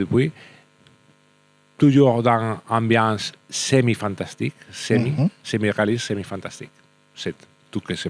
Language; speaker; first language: French; non-native, learner; Spanish